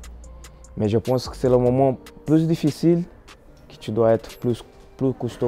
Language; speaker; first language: French; non-native, fluent; Portuguese